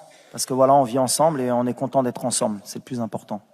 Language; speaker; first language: French; native; French